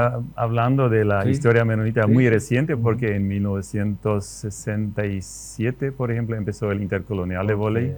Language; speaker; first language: Spanish; native; Spanish